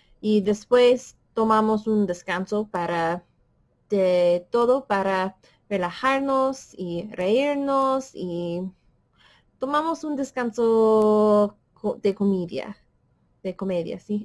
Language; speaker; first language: Spanish; non-native, fluent; English